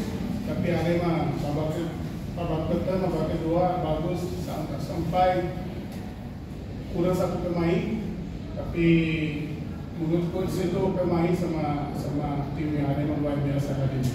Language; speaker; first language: Indonesian; non-native, learner; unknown